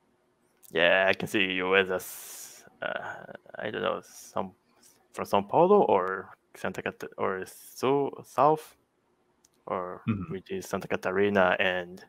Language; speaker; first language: English; non-native, fluent; Portuguese